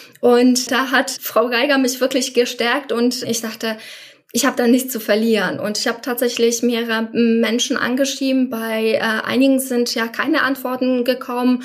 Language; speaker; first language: German; non-native, fluent; Polish